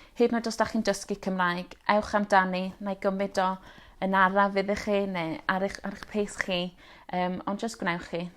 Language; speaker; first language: Welsh; native; Welsh